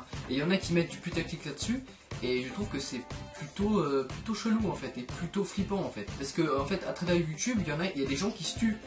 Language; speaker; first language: French; native; French